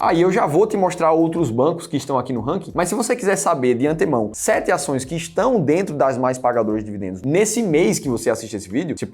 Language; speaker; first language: Portuguese; native; Portuguese